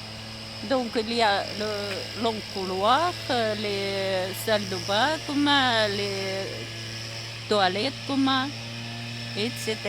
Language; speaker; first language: French; non-native, learner; Russian